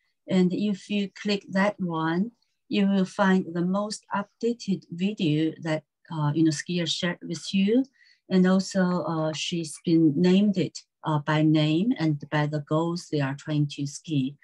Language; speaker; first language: English; non-native, fluent; Chinese